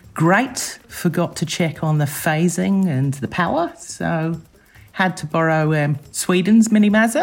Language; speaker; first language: English; native; English